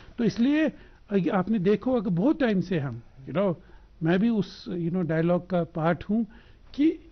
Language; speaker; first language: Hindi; non-native, local second language; Kashmiri